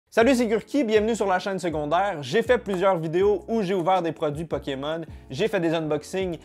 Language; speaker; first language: French; native; French